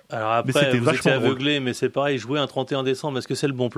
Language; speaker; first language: French; native; French